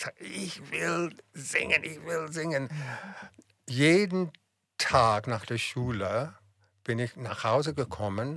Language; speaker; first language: German; non-native, fluent; English